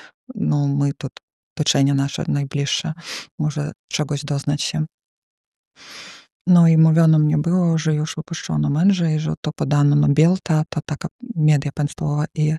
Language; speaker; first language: Polish; early bilingual, heritage; Polish